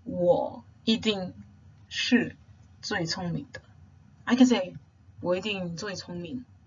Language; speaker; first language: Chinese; non-native, fluent; English